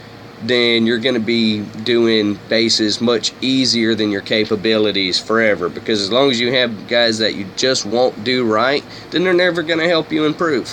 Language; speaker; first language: English; native; English